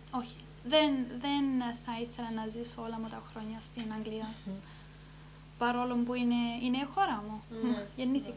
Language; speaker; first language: Greek; early bilingual, heritage; Greek